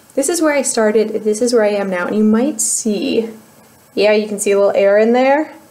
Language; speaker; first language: English; native; English